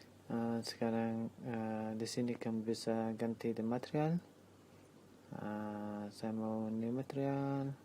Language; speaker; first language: Indonesian; non-native, learner; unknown